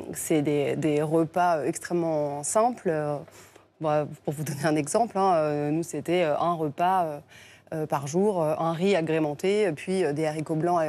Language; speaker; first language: French; native; French